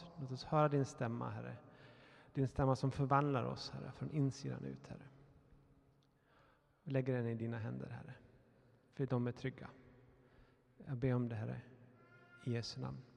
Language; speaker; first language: Swedish; native; Swedish